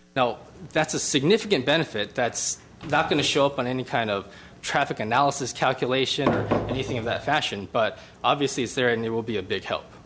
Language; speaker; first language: English; native; English